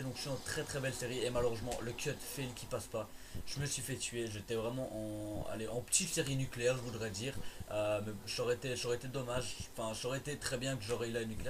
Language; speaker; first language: French; native; French